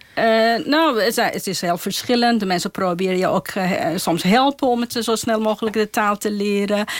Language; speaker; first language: Dutch; non-native, fluent; Persian